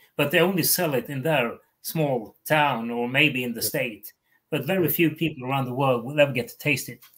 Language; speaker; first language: English; non-native, fluent; Swedish